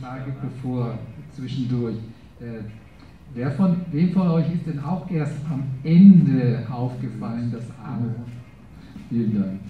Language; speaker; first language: German; non-native, fluent; Portuguese